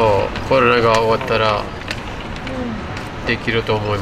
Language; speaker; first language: Japanese; non-native, learner; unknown